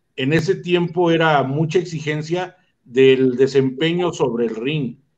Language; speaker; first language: Spanish; native; Spanish